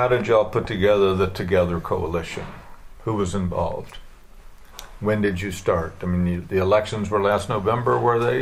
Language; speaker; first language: English; native; English